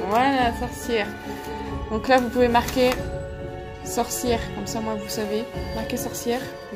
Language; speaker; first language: French; native; French